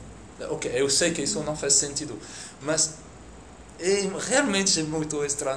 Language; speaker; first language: Portuguese; non-native, fluent; French